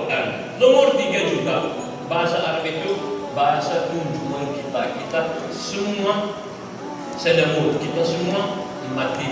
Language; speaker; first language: Indonesian; non-native, learner; Arabic